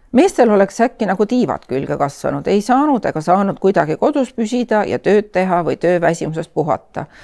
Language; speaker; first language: Estonian; native; Estonian